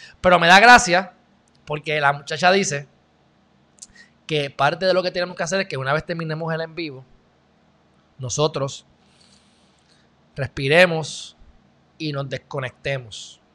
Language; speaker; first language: Spanish; native; Spanish